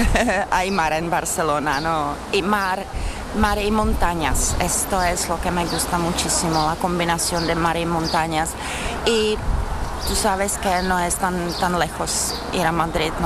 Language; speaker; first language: Spanish; non-native, fluent; Czech